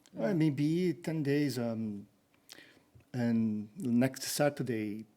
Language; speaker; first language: English; non-native, learner; Portuguese